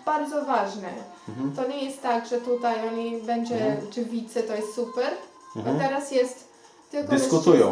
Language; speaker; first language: Polish; non-native, learner; Xhosa